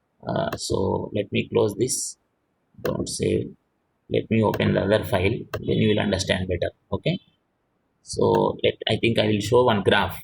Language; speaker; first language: English; non-native, local second language; Telugu